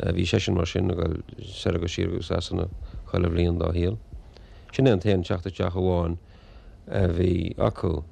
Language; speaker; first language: Irish; native; Irish